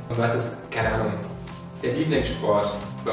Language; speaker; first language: German; native; German